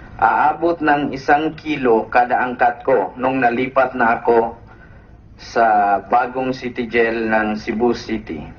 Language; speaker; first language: Filipino; non-native, local second language; Cebuano